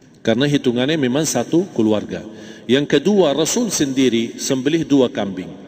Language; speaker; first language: Malay; non-native, fluent; Arabic